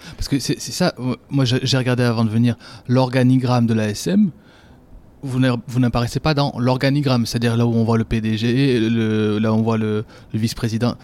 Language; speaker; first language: French; native; French